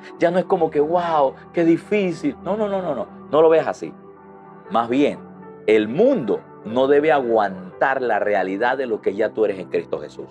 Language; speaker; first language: Spanish; native; Spanish